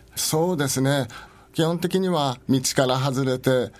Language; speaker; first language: Japanese; native; Japanese